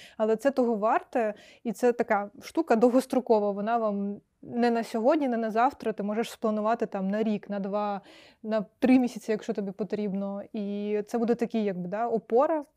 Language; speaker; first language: Ukrainian; native; Ukrainian